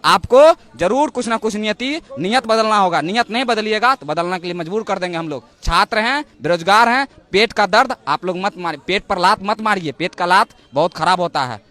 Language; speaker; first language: Hindi; native; Hindi